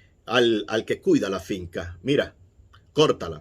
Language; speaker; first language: Spanish; native; Spanish